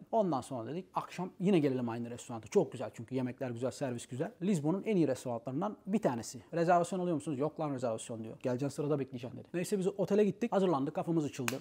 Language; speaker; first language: Turkish; native; Turkish